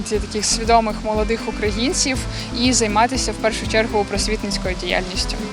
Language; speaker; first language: Ukrainian; non-native, local second language; Russian